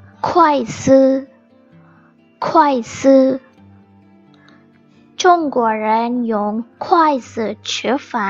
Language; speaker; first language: Chinese; non-native, fluent; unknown